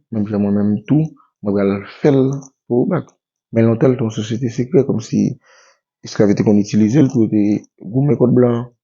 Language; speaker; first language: Haitian Creole; native; Haitian Creole